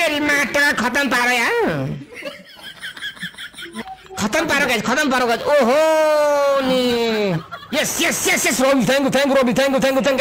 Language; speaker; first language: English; non-native, learner; Nepali